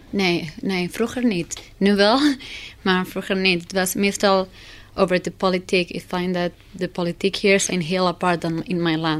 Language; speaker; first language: Dutch; non-native, learner; Spanish